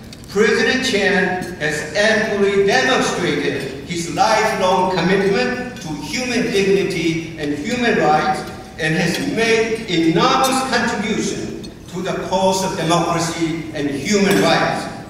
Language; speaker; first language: English; non-native, fluent; Min Nan Chinese